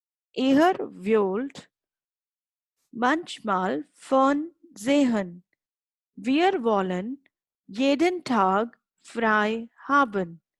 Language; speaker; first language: German; non-native, fluent; Hindi